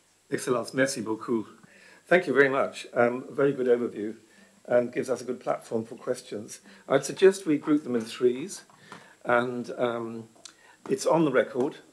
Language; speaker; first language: English; native; English